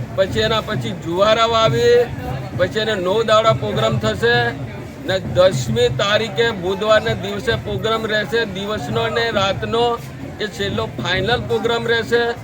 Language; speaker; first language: Gujarati; non-native, local second language; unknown